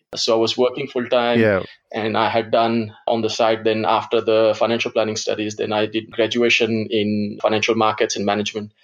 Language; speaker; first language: English; non-native, local second language; Gujarati